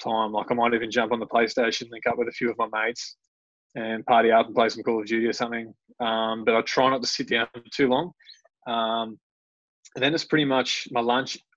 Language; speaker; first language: English; native; English